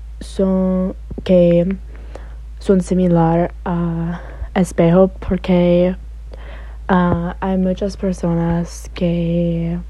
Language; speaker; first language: Spanish; non-native, learner; English